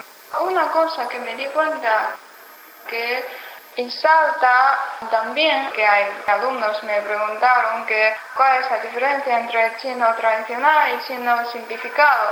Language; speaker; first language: Spanish; non-native, learner; Chinese